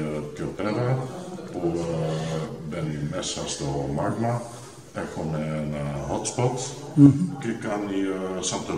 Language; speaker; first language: Greek; non-native, learner; Dutch